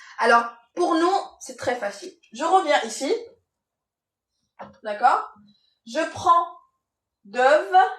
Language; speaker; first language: French; non-native, local second language; Arabic